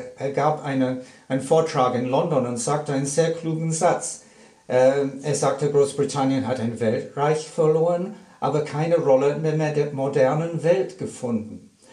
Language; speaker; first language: German; non-native, fluent; English